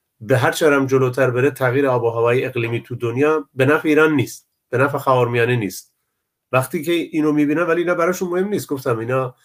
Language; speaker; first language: Persian; non-native, local second language; Central Kurdish